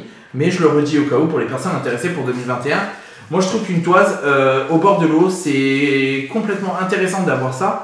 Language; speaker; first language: French; native; French